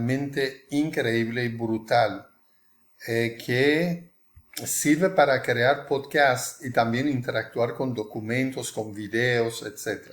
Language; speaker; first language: Spanish; non-native, fluent; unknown